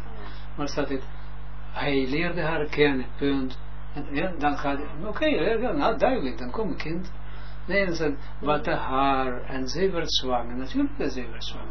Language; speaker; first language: Dutch; non-native, fluent; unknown